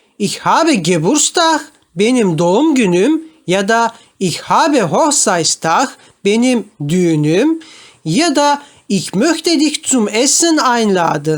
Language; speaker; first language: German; non-native, fluent; Turkish